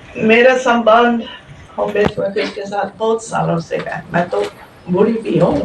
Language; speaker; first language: Hindi; non-native, fluent; English